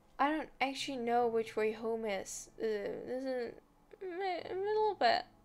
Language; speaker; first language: English; non-native, fluent; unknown